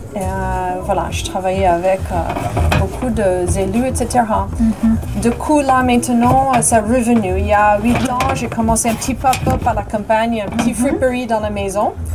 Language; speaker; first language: French; non-native, fluent; English